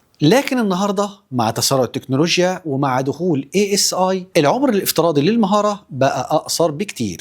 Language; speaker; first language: Arabic; native; Arabic